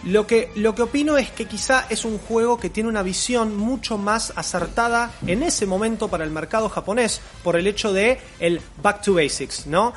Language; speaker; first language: Spanish; native; Spanish